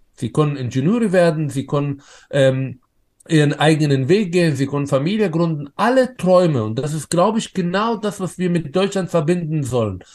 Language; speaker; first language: German; non-native, fluent; Arabic